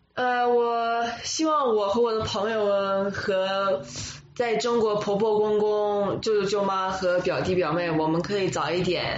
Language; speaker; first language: Chinese; early bilingual, other home language; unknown